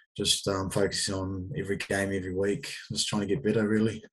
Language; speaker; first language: English; native; English